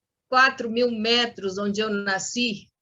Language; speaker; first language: Portuguese; non-native, fluent; Spanish